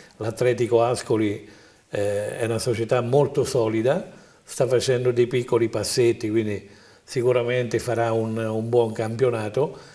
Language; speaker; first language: Italian; native; Italian